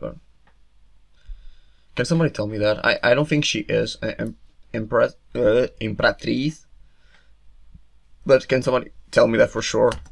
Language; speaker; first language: English; non-native, fluent; Portuguese